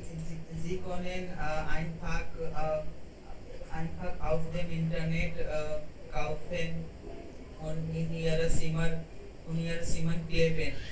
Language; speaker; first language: German; non-native, learner; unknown